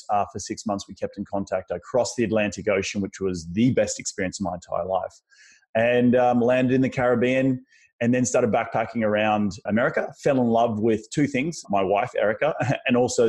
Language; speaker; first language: English; native; English